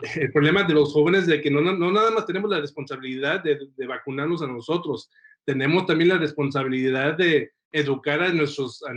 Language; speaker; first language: Spanish; early bilingual, heritage; Spanish